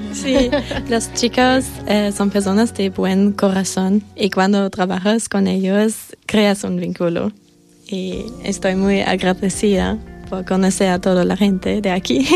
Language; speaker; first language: Spanish; non-native, fluent; German